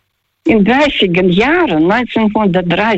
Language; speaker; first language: German; non-native, fluent; Russian